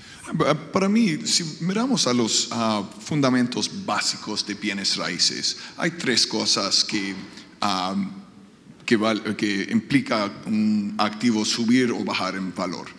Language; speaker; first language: Spanish; non-native, fluent; English